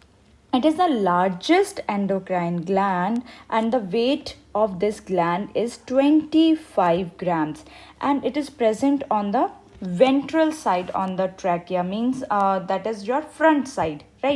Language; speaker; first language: English; non-native, local second language; Hindi